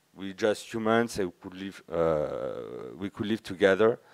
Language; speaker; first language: English; non-native, learner; French